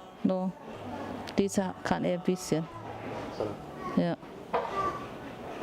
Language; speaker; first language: German; non-native, learner; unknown